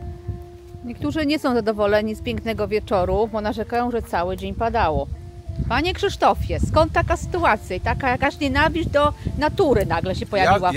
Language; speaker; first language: Polish; native; Polish